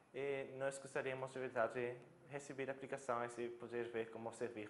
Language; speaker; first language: Portuguese; non-native, fluent; German